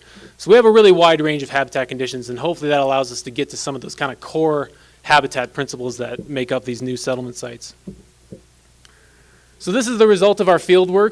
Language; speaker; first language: English; native; English